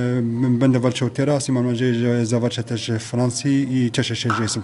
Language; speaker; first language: Polish; non-native, fluent; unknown